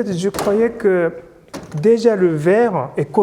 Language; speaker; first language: French; non-native, fluent; Japanese